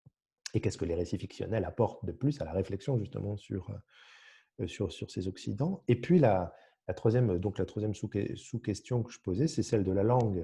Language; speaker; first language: French; native; French